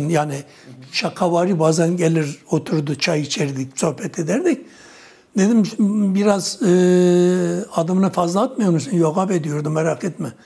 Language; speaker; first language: Turkish; non-native, local second language; Kurdish